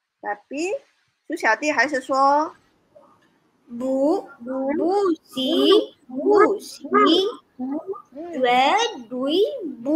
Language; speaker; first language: Chinese; non-native, fluent; Malay